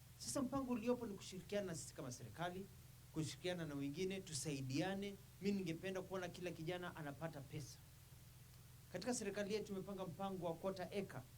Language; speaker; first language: Swahili; non-native, local second language; Kamba